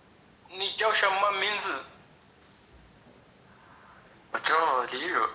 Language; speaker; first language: Chinese; non-native, learner; Amharic